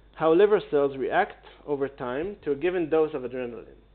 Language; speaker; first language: English; non-native, fluent; Hebrew